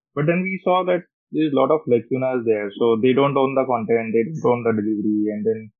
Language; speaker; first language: English; non-native, local second language; Hindi